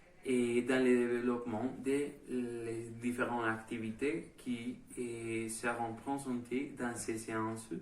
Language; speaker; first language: French; non-native, learner; Spanish